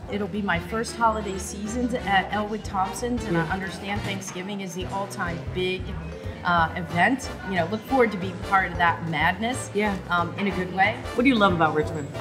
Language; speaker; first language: English; native; English